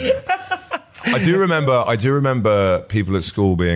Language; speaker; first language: English; native; English